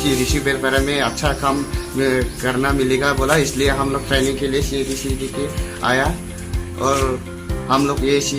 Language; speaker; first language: Hindi; non-native, local second language; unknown